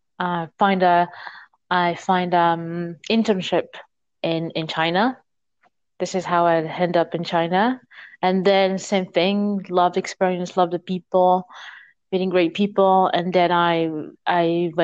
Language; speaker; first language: English; non-native, fluent; French